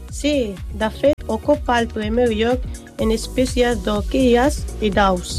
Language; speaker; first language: Catalan; non-native, learner; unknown